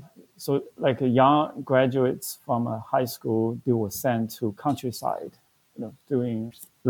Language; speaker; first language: English; non-native, fluent; Chinese